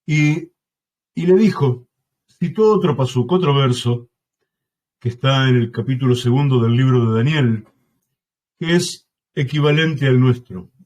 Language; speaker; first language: Spanish; native; Spanish